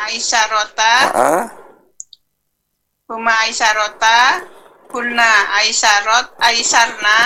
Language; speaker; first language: Arabic; non-native, learner; Indonesian